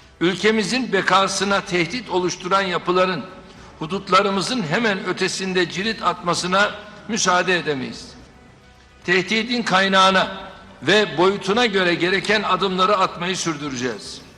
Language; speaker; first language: Turkish; native; Turkish